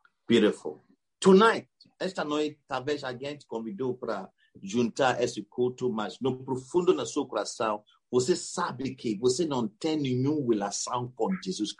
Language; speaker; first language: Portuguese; non-native, learner; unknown